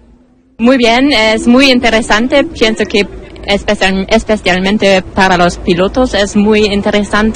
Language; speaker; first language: Spanish; non-native, learner; German